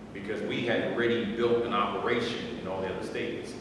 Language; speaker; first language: English; native; English